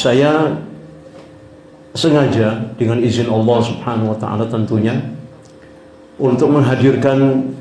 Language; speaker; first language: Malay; non-native, local second language; Javanese